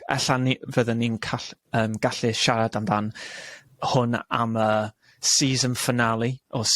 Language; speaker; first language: Welsh; non-native, learner; English